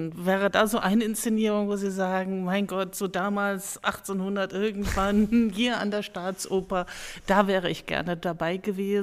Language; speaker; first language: German; native; German